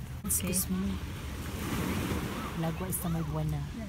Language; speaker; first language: Spanish; non-native, learner; Filipino